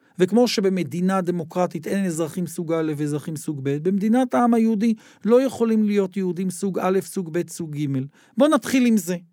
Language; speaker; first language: Hebrew; native; Hebrew